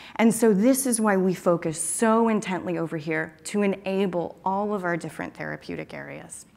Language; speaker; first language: English; native; English